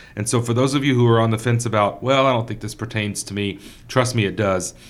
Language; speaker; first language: English; native; English